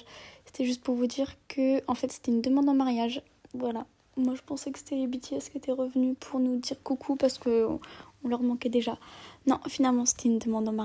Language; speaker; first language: French; native; French